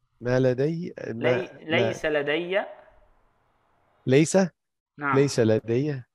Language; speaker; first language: Arabic; non-native, learner; English